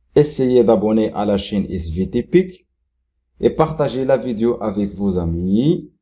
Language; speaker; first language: French; non-native, local second language; Arabic